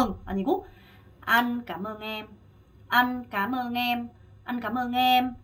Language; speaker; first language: Vietnamese; non-native, fluent; Korean